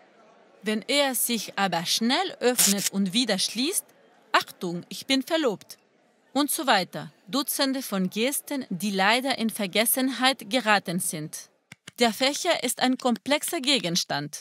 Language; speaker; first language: German; non-native, fluent; Spanish